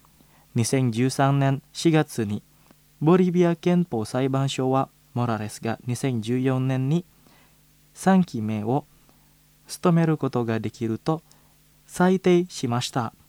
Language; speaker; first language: Japanese; non-native, fluent; Indonesian